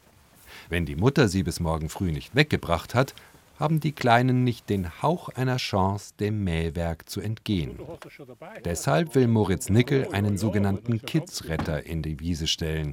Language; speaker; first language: German; native; German